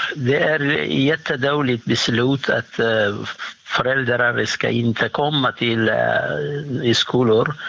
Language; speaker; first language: Swedish; non-native, fluent; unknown